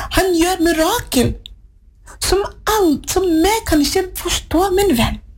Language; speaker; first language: Norwegian; non-native, fluent; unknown